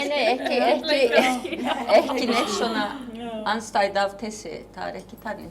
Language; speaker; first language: Icelandic; non-native, fluent; Turkish